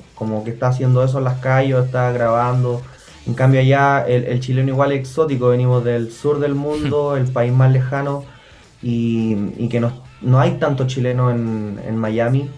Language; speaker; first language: Spanish; native; Spanish